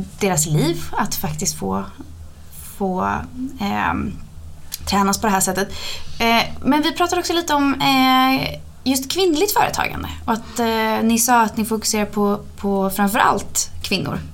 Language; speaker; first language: Swedish; native; Swedish